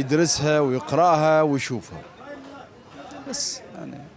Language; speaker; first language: Arabic; native; Arabic